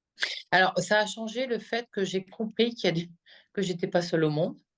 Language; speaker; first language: French; native; French